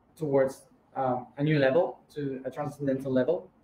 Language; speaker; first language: English; non-native, fluent; Spanish